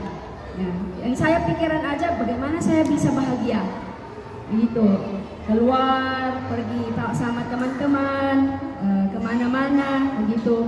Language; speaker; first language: Indonesian; non-native, learner; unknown